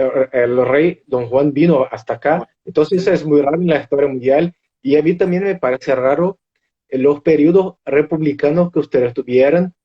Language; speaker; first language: Spanish; non-native, fluent; Portuguese